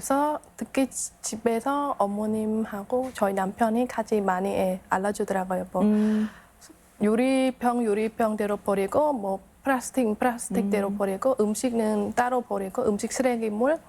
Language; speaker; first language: Korean; non-native, fluent; Khmer